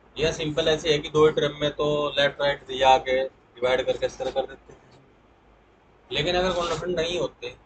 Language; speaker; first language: Hindi; native; Hindi